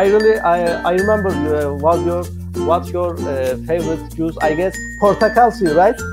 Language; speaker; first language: English; non-native, learner; Turkish